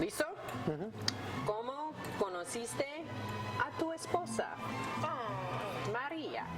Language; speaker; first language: Spanish; non-native, learner; English